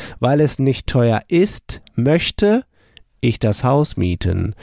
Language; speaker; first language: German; non-native, fluent; English